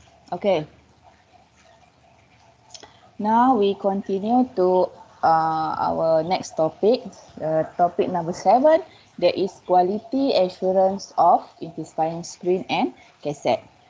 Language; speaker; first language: English; non-native, local second language; Malay